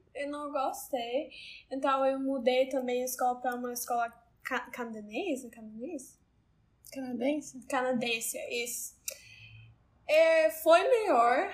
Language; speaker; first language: Portuguese; non-native, learner; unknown